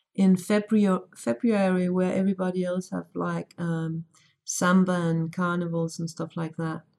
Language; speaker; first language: English; non-native, fluent; Danish